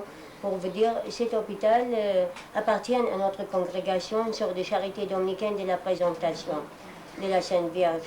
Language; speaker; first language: French; non-native, fluent; Arabic